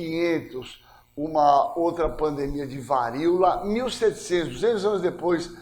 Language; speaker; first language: Portuguese; native; Portuguese